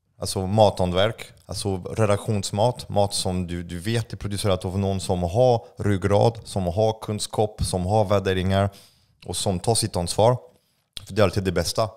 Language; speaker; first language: Swedish; non-native, fluent; French